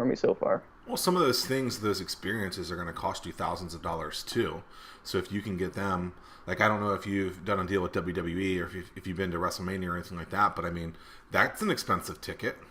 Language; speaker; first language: English; native; English